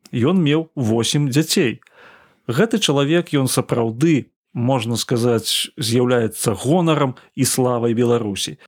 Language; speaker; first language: Belarusian; native; Belarusian